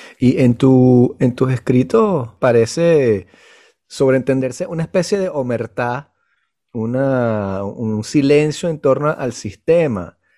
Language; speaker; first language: Spanish; native; Spanish